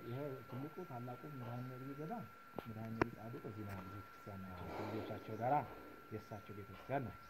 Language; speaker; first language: Amharic; non-native, local second language; Tigrinya